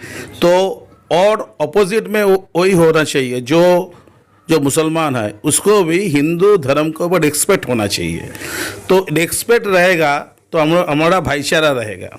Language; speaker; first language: Hindi; non-native, local second language; Bangla